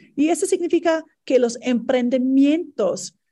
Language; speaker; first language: Spanish; non-native, fluent; English